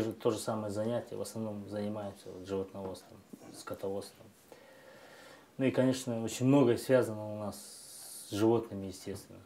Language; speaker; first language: Russian; non-native, local second language; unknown